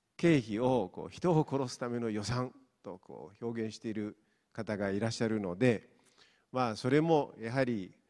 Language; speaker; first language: Japanese; non-native, fluent; Mongolian